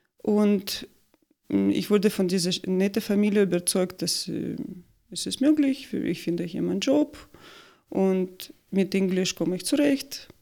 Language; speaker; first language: German; non-native, fluent; Russian